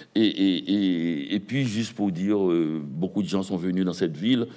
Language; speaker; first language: French; native; French